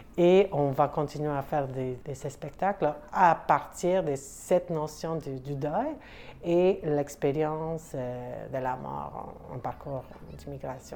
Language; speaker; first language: French; non-native, fluent; Spanish